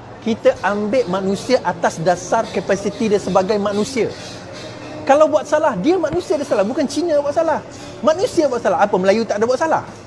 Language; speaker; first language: Malay; non-native, local second language; Chinese